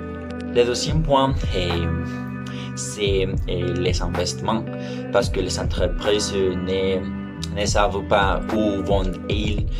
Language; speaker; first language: French; non-native, learner; Spanish